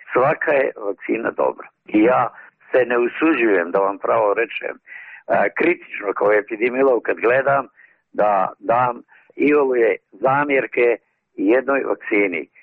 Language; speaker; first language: Serbian; native; Serbian